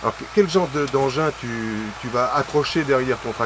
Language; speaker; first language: French; native; French